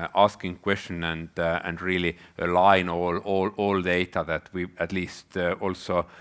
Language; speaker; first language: English; non-native, fluent; Estonian